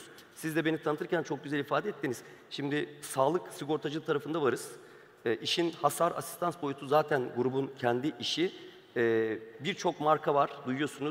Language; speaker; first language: Turkish; native; Turkish